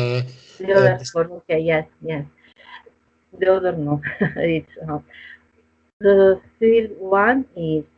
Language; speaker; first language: English; non-native, learner; Spanish